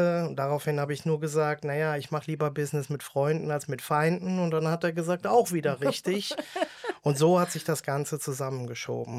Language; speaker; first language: German; native; German